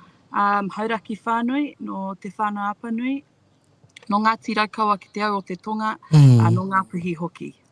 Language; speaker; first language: Māori; non-native, local second language; English